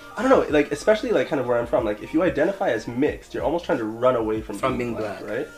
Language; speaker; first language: English; native; English